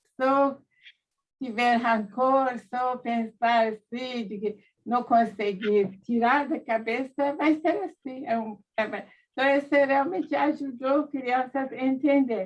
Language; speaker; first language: Portuguese; non-native, fluent; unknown